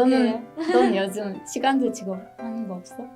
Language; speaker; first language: Korean; non-native, fluent; Turkish